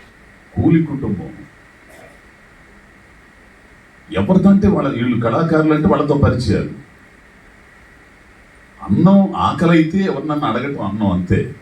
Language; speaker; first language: Telugu; native; Telugu